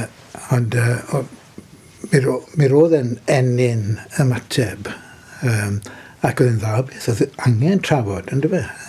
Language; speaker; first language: Welsh; native; Welsh